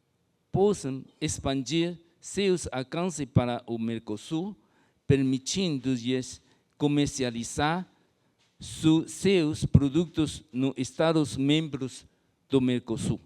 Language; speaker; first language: Portuguese; non-native, fluent; Chinese